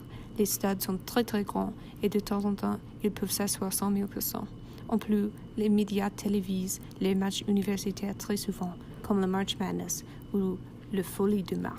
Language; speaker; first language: French; non-native, learner; English